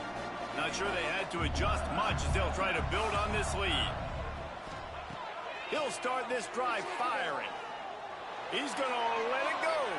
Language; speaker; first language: English; native; English